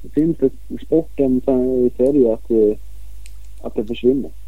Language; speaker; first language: Swedish; native; Swedish